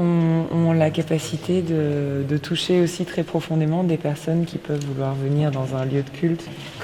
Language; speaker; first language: French; native; French